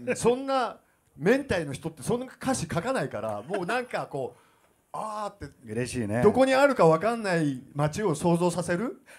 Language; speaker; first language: Japanese; native; Japanese